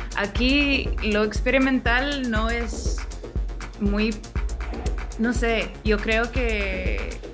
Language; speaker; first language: Spanish; non-native, fluent; English